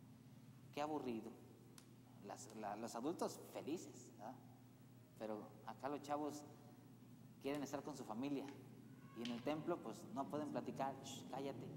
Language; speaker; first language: Spanish; native; Spanish